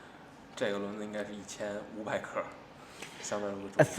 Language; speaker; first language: Chinese; native; Chinese